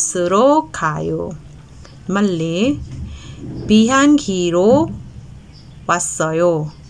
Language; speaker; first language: Korean; non-native, fluent; Burmese